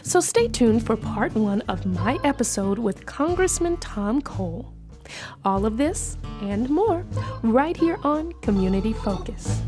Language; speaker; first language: English; native; English